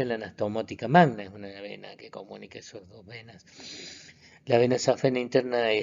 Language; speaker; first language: Spanish; native; Spanish